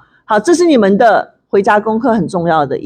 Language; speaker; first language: Chinese; native; Chinese